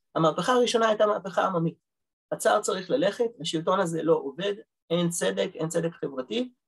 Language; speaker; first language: Hebrew; early bilingual, other home language; Russian